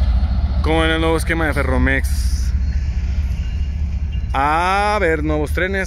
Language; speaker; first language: Spanish; native; Spanish